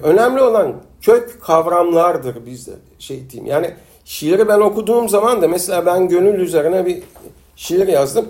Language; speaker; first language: Turkish; native; Turkish